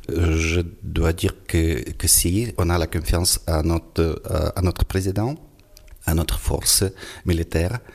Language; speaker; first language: French; non-native, fluent; Ukrainian